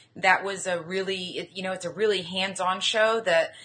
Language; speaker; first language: English; native; English